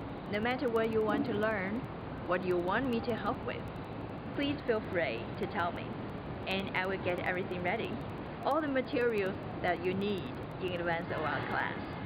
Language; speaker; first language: English; non-native, fluent; Chinese